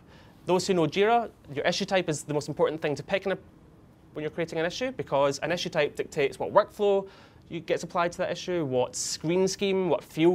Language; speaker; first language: English; native; English